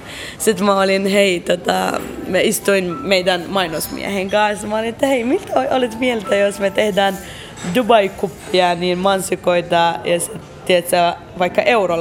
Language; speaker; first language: Finnish; early bilingual, other home language; Arabic